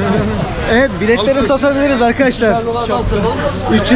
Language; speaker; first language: Turkish; native; Turkish